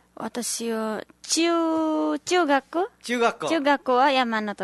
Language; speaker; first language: Japanese; non-native, learner; Nepali